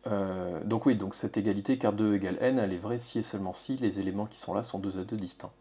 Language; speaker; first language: French; native; French